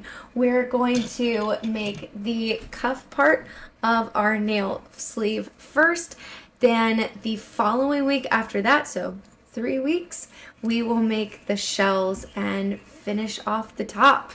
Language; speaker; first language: English; native; English